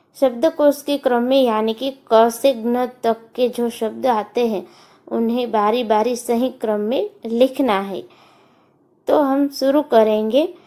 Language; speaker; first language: Hindi; non-native, local second language; Gujarati